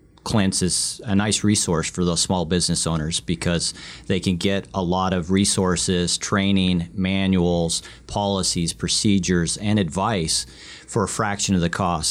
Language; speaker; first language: English; early bilingual, other home language; Vietnamese